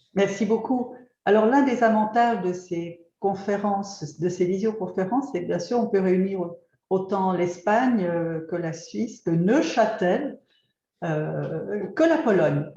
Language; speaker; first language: French; native; French